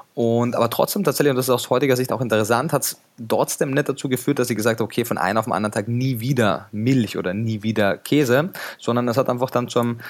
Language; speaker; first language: German; native; German